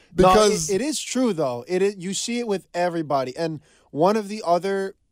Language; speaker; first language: English; native; English